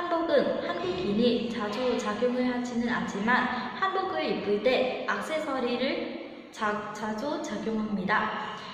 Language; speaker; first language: Korean; non-native, fluent; Vietnamese